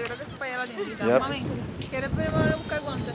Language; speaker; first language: Spanish; native; Spanish